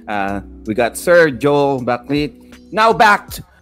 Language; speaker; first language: English; non-native, local second language; Filipino